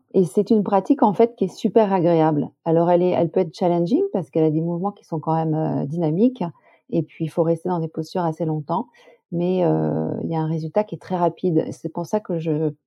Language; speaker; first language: French; native; French